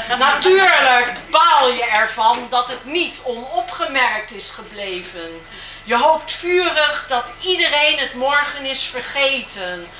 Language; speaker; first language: Dutch; native; Dutch